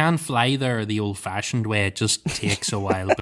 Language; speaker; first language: English; native; English